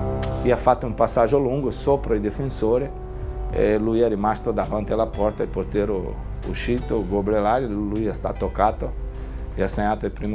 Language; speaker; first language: Italian; non-native, fluent; Portuguese